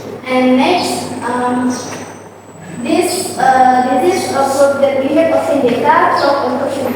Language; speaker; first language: English; non-native, learner; Indonesian